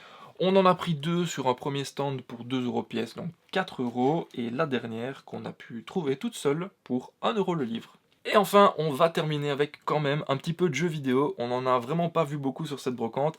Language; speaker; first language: French; native; French